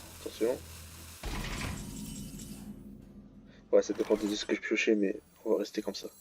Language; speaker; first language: French; native; French